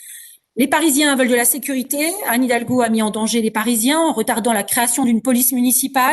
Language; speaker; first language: French; native; French